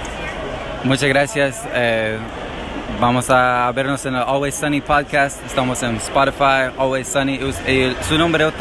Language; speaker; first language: Spanish; non-native, learner; English